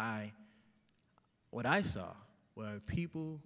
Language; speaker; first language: English; native; English